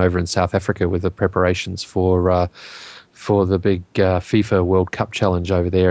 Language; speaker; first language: English; native; English